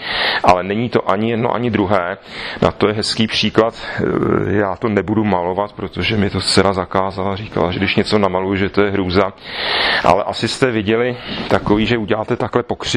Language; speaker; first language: Czech; native; Czech